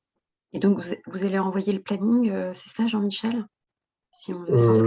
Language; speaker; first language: French; native; French